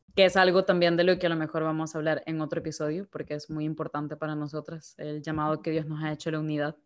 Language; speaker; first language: Spanish; native; Spanish